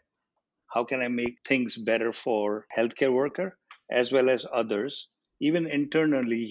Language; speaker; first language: English; non-native, local second language; Gujarati